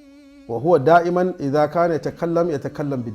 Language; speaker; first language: Arabic; non-native, fluent; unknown